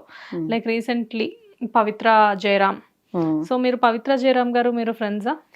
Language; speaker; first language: Telugu; native; Telugu